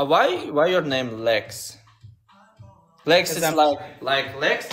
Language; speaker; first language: English; non-native, learner; Russian